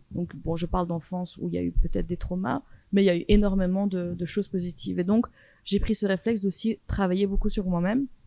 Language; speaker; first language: French; early bilingual, other home language; Persian